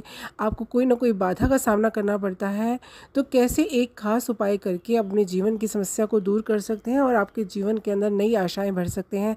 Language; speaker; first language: Hindi; native; Hindi